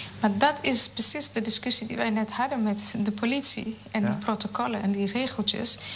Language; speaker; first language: Dutch; non-native, fluent; Somali